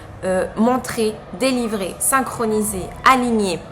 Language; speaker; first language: French; native; French